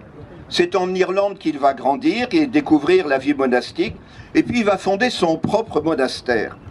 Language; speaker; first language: French; native; French